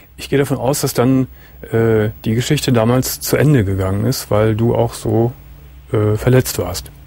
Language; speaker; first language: German; native; German